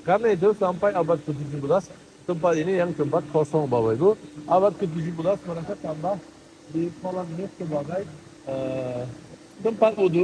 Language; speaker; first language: Indonesian; non-native, fluent; Turkish